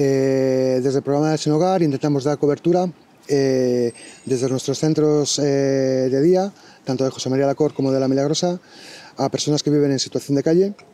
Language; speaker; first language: Spanish; native; Spanish